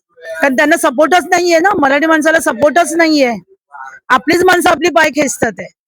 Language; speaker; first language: Marathi; native; Marathi